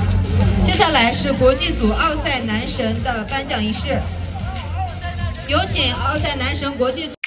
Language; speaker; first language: Chinese; native; Chinese